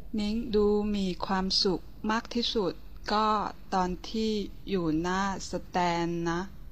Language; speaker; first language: Thai; non-native, learner; Chinese